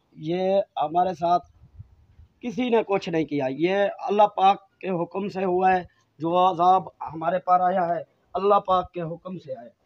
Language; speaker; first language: Urdu; non-native, local second language; Saraiki